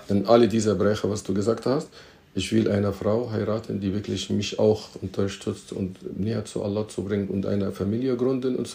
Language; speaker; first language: German; non-native, fluent; Arabic